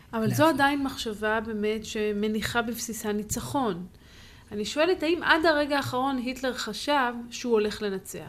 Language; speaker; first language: Hebrew; native; Hebrew